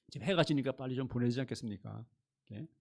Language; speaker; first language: Korean; native; Korean